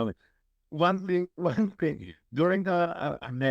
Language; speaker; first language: English; non-native, learner; Spanish